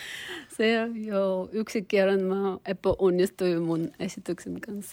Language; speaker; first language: Finnish; non-native, learner; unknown